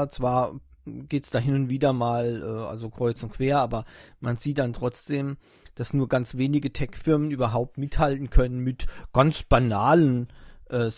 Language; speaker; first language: German; native; German